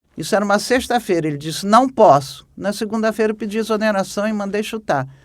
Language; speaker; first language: Portuguese; native; Portuguese